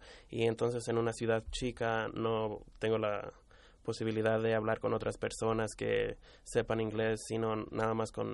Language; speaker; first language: Spanish; early bilingual, heritage; Spanish